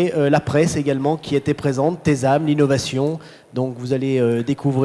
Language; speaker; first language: French; native; French